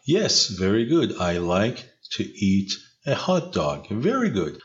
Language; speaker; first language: English; non-native, fluent; Persian